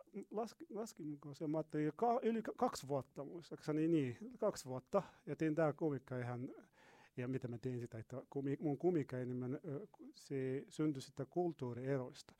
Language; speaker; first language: Finnish; non-native, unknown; Arabic